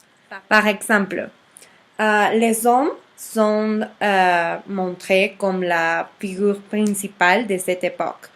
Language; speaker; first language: French; non-native, learner; Spanish